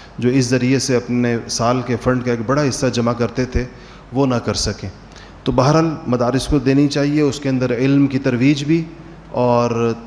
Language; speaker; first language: Urdu; native; Urdu